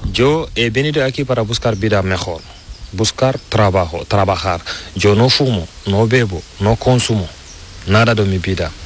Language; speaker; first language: Spanish; non-native, learner; Fula